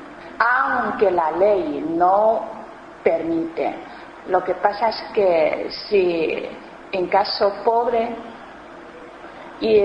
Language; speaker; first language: Spanish; non-native, learner; Chinese